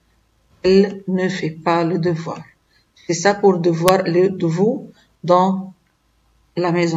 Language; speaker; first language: French; non-native, fluent; Arabic